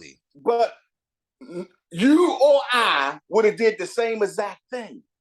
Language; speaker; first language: English; native; English